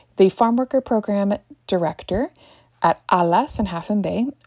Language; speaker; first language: English; native; English